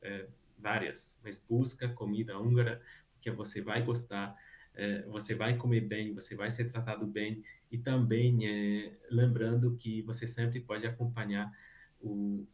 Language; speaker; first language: Portuguese; non-native, fluent; Hungarian